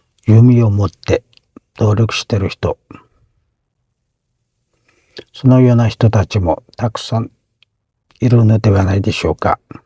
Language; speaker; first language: Japanese; non-native, fluent; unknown